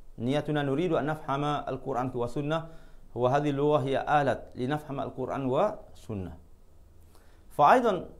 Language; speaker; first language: Arabic; non-native, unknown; Malay